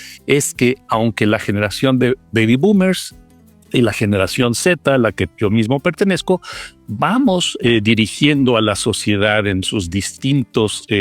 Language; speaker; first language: Spanish; native; Spanish